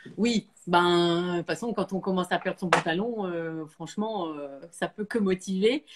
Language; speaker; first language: French; native; French